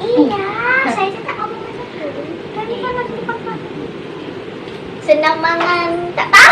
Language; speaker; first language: Indonesian; early bilingual, heritage; Indonesian